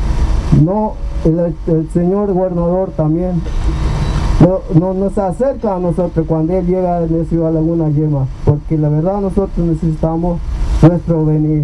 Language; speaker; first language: Spanish; non-native, local second language; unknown